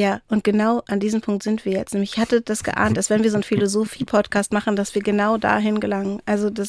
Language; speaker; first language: German; native; German